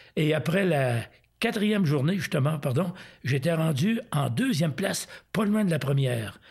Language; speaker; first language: French; native; French